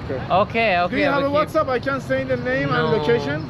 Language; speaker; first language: English; non-native, learner; Persian